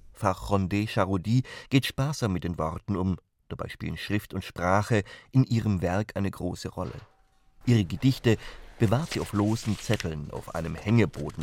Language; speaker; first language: German; native; German